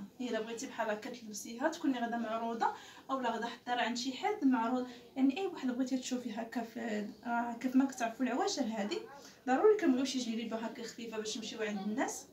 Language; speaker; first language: Arabic; native; Arabic